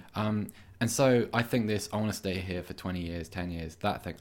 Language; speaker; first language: English; native; English